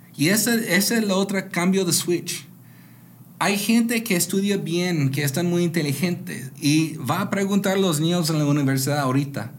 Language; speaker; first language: Spanish; non-native, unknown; English